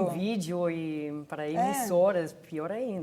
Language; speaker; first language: Portuguese; non-native, fluent; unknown